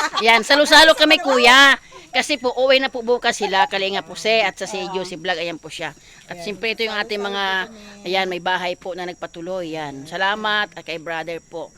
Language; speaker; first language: Filipino; non-native, local second language; Masbatenyo